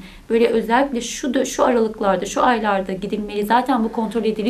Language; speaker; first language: Turkish; native; Turkish